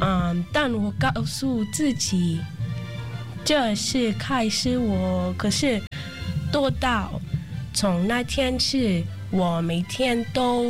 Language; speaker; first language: Chinese; non-native, fluent; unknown